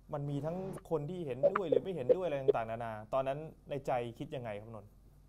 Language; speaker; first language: Thai; native; Thai